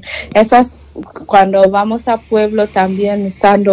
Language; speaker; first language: Spanish; non-native, learner; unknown